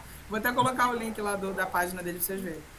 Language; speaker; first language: Portuguese; native; Portuguese